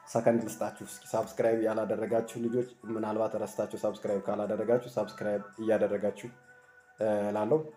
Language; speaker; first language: English; non-native, local second language; Amharic